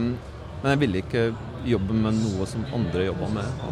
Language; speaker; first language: Norwegian; non-native, fluent; Polish